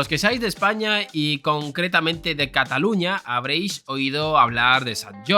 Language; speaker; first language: Spanish; native; Spanish